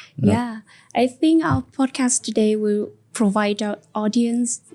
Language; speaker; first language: English; non-native, fluent; Vietnamese